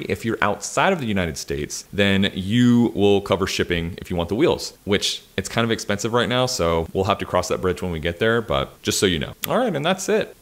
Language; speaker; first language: English; native; English